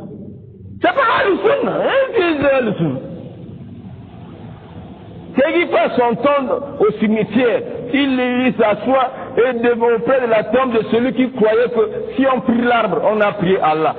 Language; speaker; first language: French; non-native, local second language; Lingala